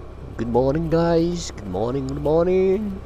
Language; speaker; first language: English; non-native, local second language; Tibetan